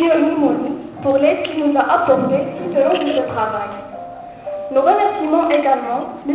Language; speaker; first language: French; non-native, local second language; Arabic